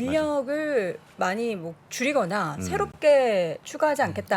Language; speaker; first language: Korean; native; Korean